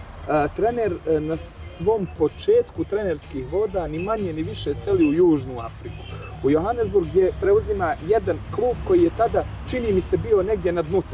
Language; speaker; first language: Serbian; native; Serbian